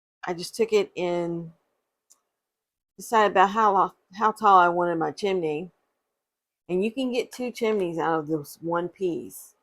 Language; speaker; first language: English; native; English